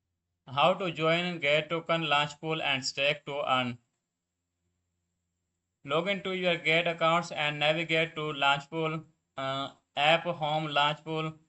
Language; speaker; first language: English; non-native, learner; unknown